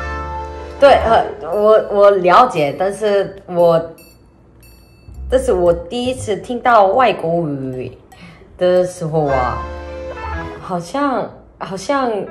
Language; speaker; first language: Chinese; non-native, learner; Korean